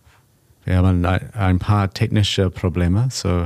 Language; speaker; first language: German; non-native, learner; English